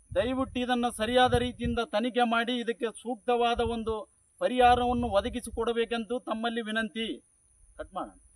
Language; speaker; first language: Kannada; native; Kannada